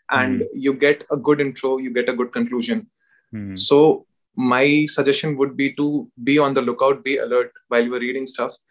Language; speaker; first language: English; non-native, local second language; Hindi